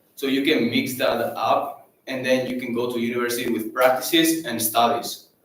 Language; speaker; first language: English; non-native, fluent; Catalan